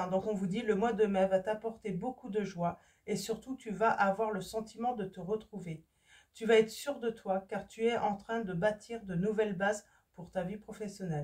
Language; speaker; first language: French; native; French